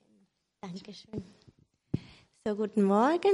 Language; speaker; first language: German; non-native, fluent; Spanish